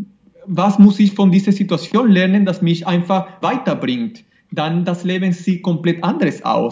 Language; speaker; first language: German; non-native, fluent; Spanish